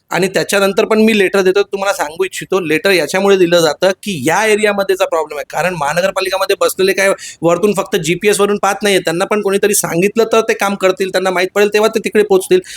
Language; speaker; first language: Marathi; non-native, local second language; Hindi